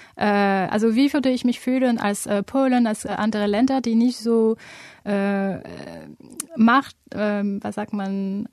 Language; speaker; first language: German; non-native, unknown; French